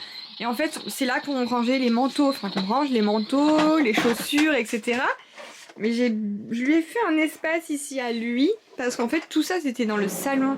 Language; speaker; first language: French; native; French